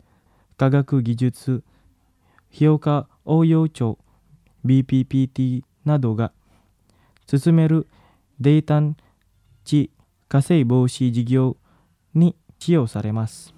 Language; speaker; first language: Japanese; non-native, fluent; Indonesian